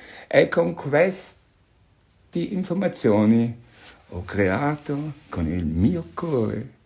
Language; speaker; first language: Italian; non-native, fluent; German